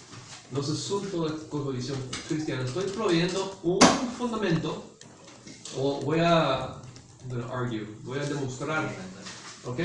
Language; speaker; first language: Spanish; non-native, fluent; English